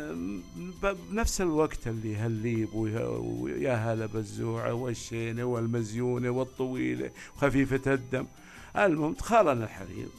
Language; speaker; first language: Arabic; native; Arabic